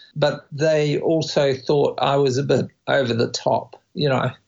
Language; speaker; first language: English; native; English